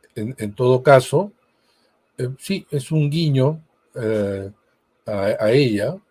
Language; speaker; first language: Spanish; native; Spanish